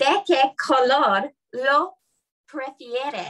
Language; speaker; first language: Spanish; non-native, learner; English